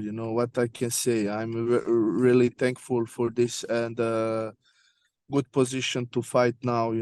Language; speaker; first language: English; non-native, learner; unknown